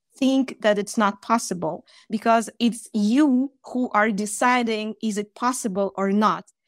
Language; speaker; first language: English; non-native, fluent; Russian